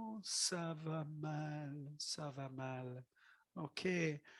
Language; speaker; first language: French; non-native, fluent; English